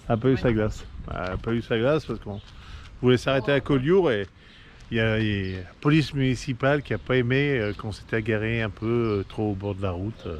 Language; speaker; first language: French; native; French